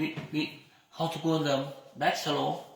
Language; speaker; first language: English; non-native, learner; Vietnamese